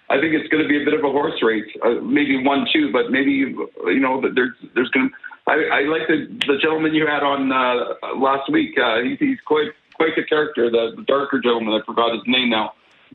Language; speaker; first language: English; native; English